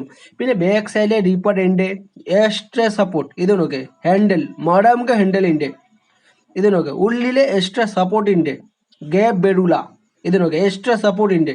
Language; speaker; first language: Malayalam; non-native, learner; Hindi